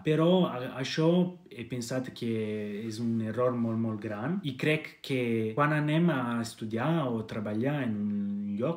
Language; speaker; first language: Catalan; non-native, learner; Italian